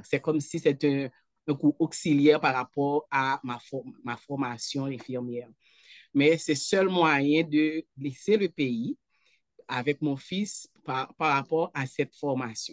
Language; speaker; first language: French; non-native, local second language; Haitian Creole